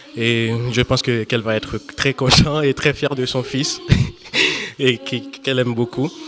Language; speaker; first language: French; non-native, local second language; Haitian Creole